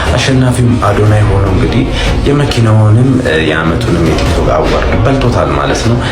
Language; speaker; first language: Amharic; native; Amharic